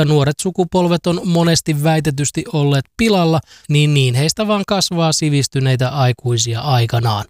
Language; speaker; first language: Finnish; native; Finnish